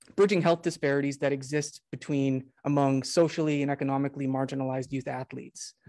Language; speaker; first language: English; native; English